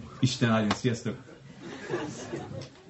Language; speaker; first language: Hungarian; non-native, fluent; English